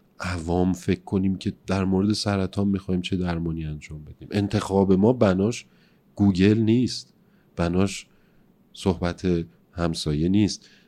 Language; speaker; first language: Persian; native; Persian